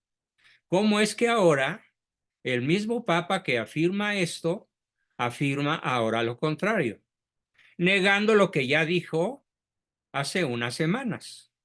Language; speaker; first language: Spanish; native; Spanish